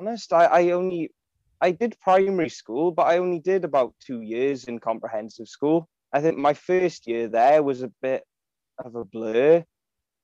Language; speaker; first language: English; native; English